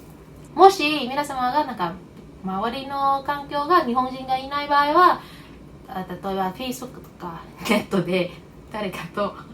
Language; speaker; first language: Japanese; non-native, fluent; Vietnamese